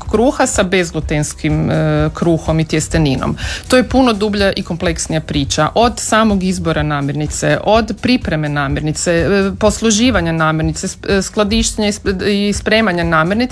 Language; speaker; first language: Serbian; native; Serbian